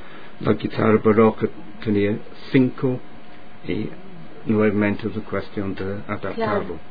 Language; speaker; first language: Spanish; non-native, fluent; English